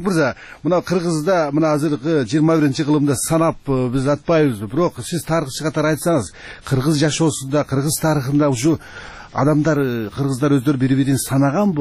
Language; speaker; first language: Kyrgyz; native; Kyrgyz